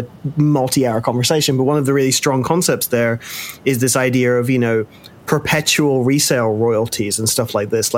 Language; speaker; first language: English; native; English